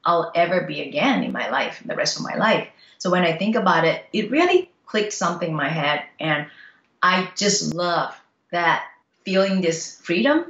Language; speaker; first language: English; non-native, fluent; Japanese